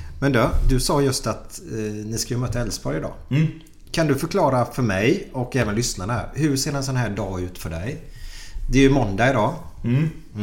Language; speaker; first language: Swedish; native; Swedish